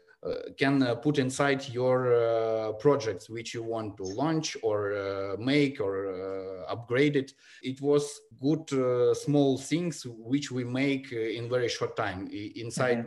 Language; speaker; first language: English; non-native, learner; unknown